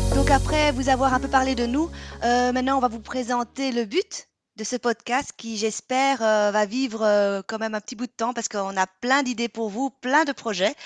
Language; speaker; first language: French; non-native, fluent; Vietnamese